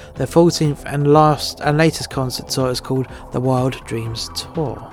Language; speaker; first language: English; native; English